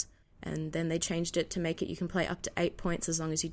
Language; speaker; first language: English; native; English